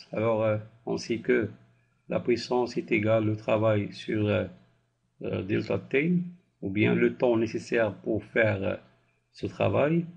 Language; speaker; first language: French; non-native, local second language; Arabic